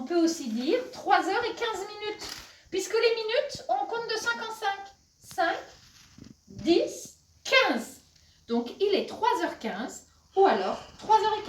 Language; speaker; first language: French; native; French